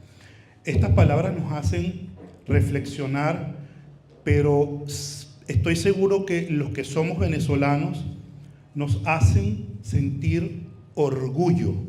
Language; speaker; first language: Spanish; native; Spanish